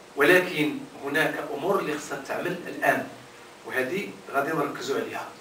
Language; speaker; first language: Arabic; non-native, local second language; Tachelhit